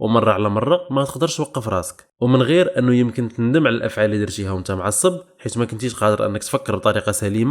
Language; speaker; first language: Arabic; native; Arabic